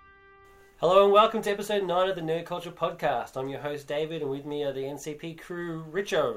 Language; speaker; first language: English; native; English